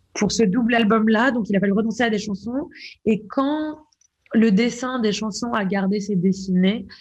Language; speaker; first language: French; native; French